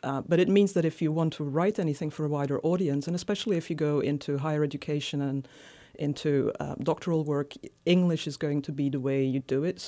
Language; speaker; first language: English; non-native, fluent; Dutch